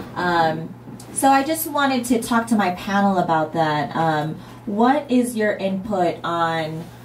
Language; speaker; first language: English; native; English